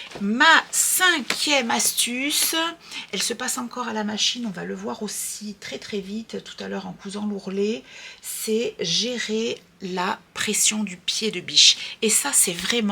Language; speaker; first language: French; native; French